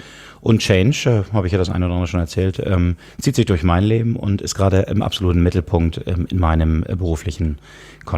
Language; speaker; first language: German; native; German